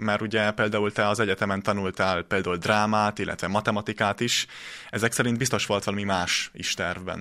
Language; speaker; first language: Hungarian; native; Hungarian